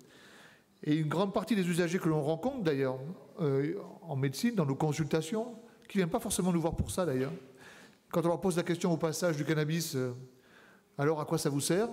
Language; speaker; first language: French; native; French